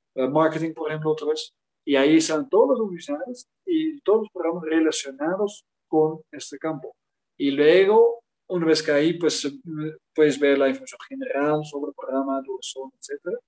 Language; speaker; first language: Spanish; non-native, fluent; Dutch